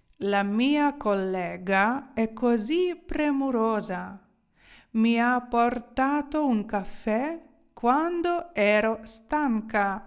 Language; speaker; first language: Italian; non-native, fluent; Ukrainian